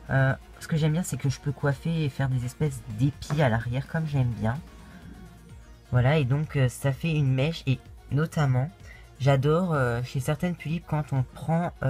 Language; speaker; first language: French; native; French